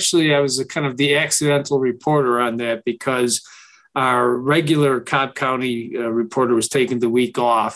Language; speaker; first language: English; native; English